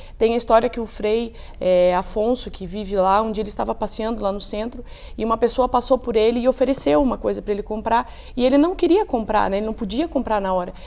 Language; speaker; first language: Portuguese; native; Portuguese